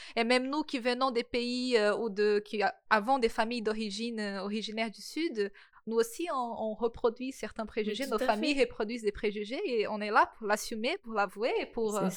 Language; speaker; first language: French; non-native, fluent; Portuguese